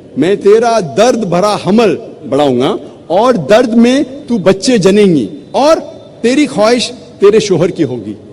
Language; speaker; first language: Urdu; non-native, local second language; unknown